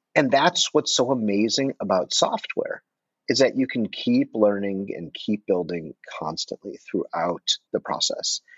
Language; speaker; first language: English; native; English